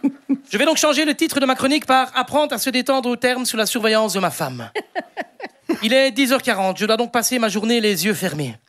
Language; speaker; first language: French; native; French